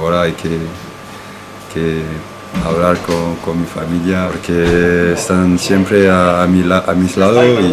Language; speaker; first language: Spanish; non-native, learner; French